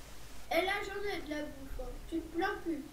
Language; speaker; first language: French; native; French